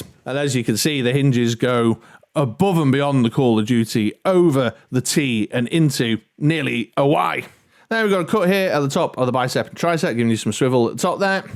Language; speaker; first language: English; native; English